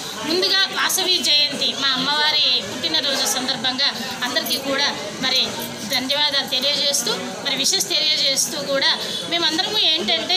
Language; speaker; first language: Telugu; native; Telugu